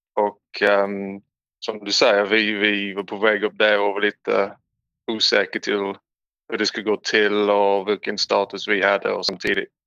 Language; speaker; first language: Swedish; non-native, learner; English